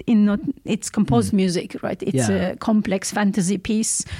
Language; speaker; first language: English; non-native, fluent; Armenian